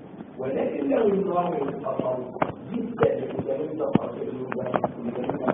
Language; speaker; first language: Arabic; native; Arabic